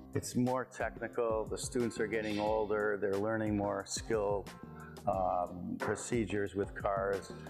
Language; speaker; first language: English; native; English